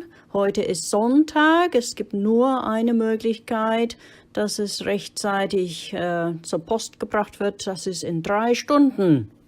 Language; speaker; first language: German; non-native, fluent; English